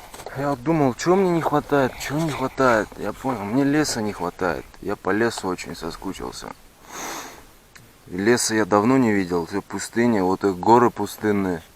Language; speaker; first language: Russian; native; Russian